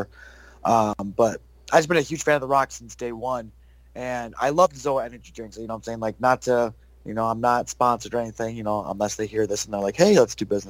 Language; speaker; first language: English; native; English